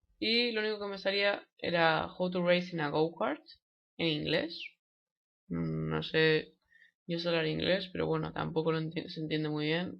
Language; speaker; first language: Spanish; native; Spanish